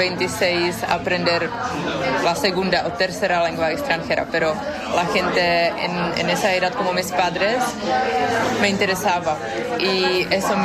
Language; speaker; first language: Spanish; non-native, fluent; Czech